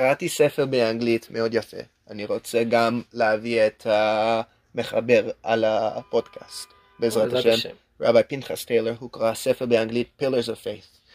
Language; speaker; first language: Hebrew; non-native, learner; English